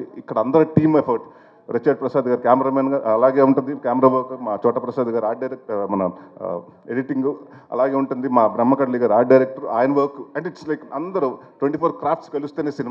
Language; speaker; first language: Telugu; native; Telugu